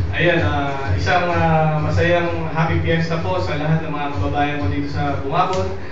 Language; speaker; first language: Filipino; native; Filipino